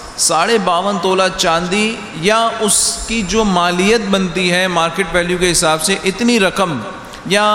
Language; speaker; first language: Urdu; native; Urdu